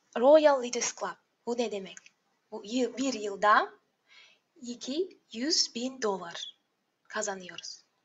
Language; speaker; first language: Turkish; non-native, learner; Russian